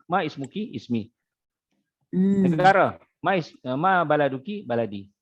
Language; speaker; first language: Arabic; non-native, fluent; Malay